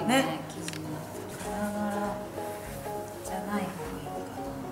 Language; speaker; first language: Japanese; native; Japanese